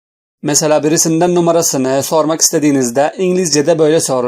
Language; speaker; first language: Turkish; non-native, fluent; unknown